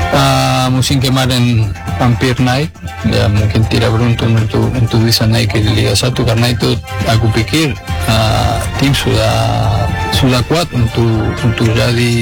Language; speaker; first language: Indonesian; non-native, fluent; Spanish